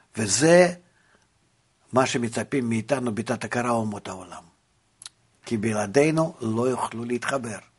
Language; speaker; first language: Hebrew; non-native, fluent; Russian